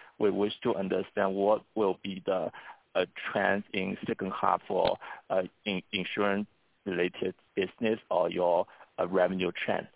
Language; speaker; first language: English; non-native, fluent; Chinese